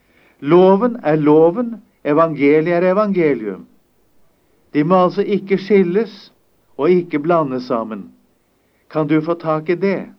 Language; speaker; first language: Norwegian; native; Norwegian